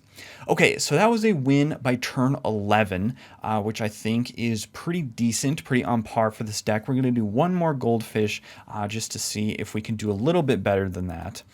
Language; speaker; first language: English; native; English